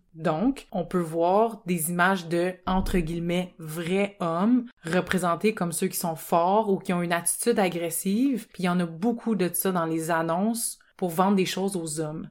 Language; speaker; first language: French; native; French